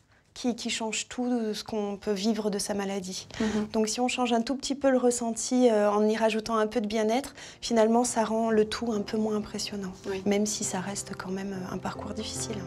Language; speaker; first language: French; native; French